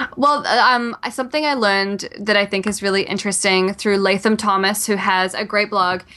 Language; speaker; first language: English; native; English